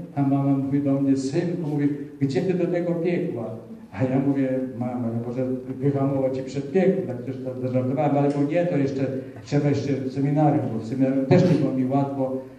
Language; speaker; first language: Polish; early bilingual, heritage; Polish